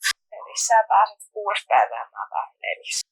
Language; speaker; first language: Finnish; native; Finnish